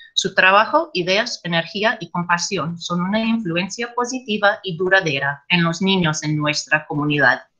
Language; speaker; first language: Spanish; non-native, fluent; English